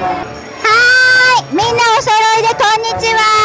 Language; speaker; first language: Japanese; native; Japanese